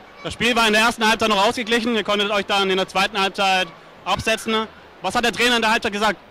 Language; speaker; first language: German; native; German